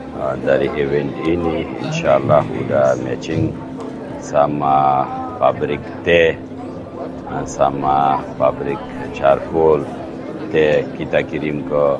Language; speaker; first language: Indonesian; non-native, learner; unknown